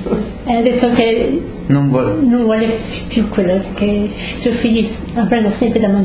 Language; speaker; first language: Italian; early bilingual, heritage; Italian